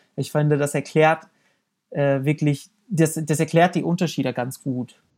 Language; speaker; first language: German; non-native, fluent; English